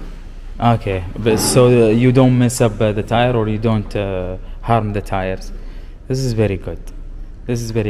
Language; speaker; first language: English; non-native, learner; Arabic